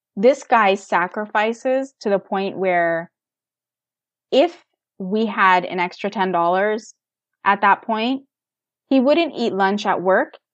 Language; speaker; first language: English; native; English